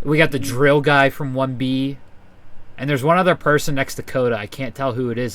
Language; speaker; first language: English; native; English